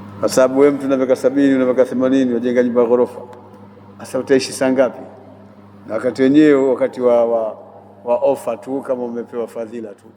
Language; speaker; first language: Swahili; native; Swahili